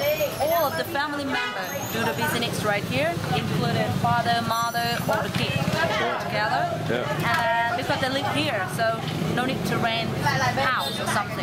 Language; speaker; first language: English; non-native, learner; Vietnamese